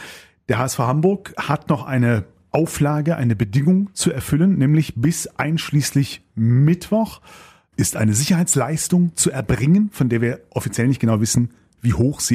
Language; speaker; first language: German; native; German